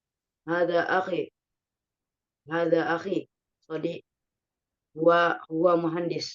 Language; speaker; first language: Arabic; non-native, learner; Indonesian